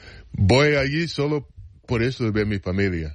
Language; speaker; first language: Spanish; non-native, fluent; English